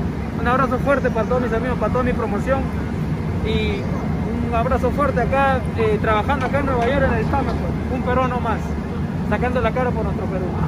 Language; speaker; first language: Spanish; native; Spanish